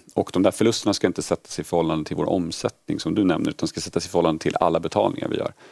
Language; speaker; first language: Swedish; early bilingual, other home language; Polish